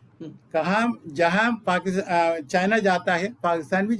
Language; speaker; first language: Hindi; non-native, local second language; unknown